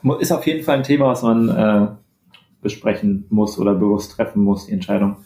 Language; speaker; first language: German; native; German